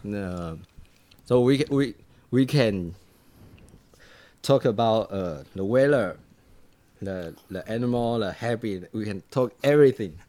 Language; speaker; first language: English; non-native, learner; Chinese